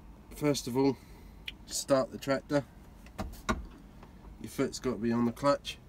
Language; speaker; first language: English; native; English